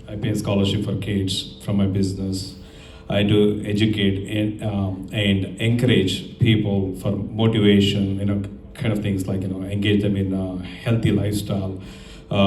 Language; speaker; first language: English; non-native, local second language; Telugu